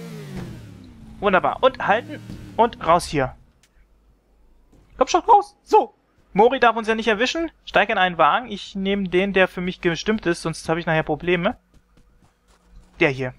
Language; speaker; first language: German; native; German